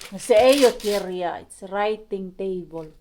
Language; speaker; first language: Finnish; non-native, learner; Filipino